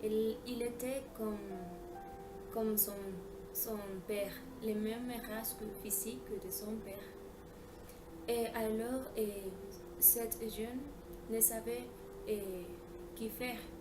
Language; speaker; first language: French; non-native, learner; Spanish